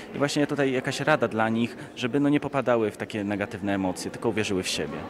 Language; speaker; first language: Polish; native; Polish